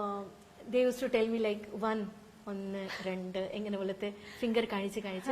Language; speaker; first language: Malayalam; non-native, local second language; Bangla